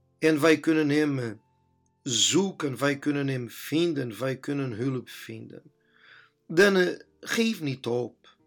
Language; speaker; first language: Dutch; non-native, fluent; Portuguese